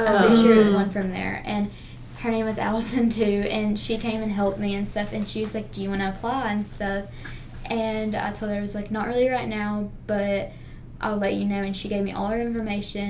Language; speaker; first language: English; native; English